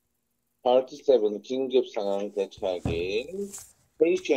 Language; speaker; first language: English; non-native, learner; Korean